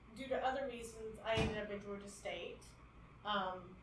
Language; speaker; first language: English; native; English